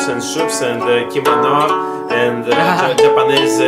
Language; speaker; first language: English; non-native, learner; Russian